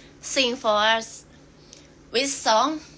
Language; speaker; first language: English; non-native, learner; Thai